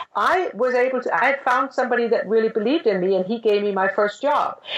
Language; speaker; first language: English; non-native, fluent; Danish